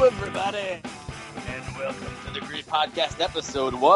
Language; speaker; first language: English; native; English